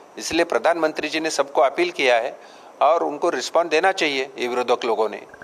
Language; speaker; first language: Hindi; non-native, local second language; Marathi